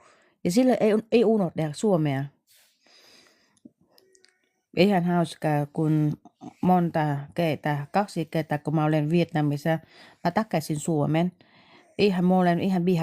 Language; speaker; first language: Finnish; non-native, learner; Vietnamese